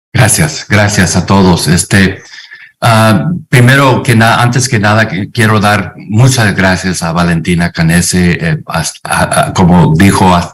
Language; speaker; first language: Spanish; non-native, fluent; English